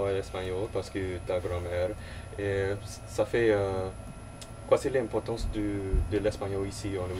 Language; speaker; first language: French; non-native, local second language; English